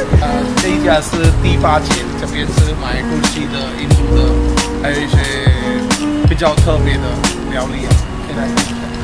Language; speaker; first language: Chinese; non-native, fluent; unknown